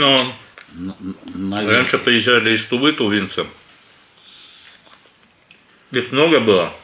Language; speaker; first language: Russian; native; Russian